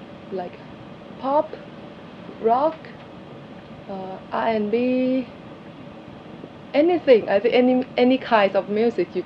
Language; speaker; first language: English; non-native, learner; Thai